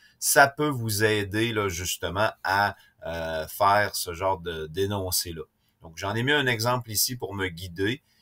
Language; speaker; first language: French; native; French